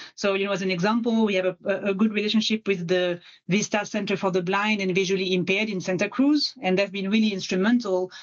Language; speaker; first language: English; non-native, fluent; French